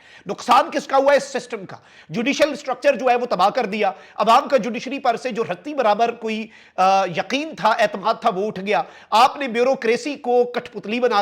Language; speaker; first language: Urdu; native; Urdu